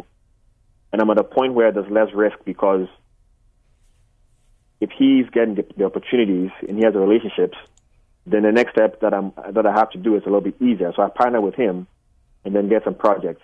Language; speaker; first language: English; non-native, local second language; Akan